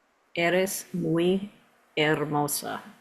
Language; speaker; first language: Spanish; non-native, learner; English